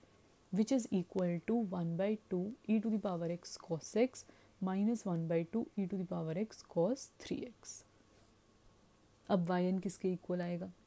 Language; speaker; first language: Hindi; native; Hindi